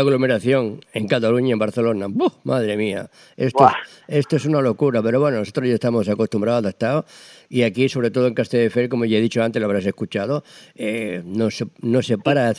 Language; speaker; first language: Spanish; native; Spanish